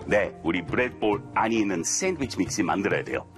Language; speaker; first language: Korean; non-native, learner; English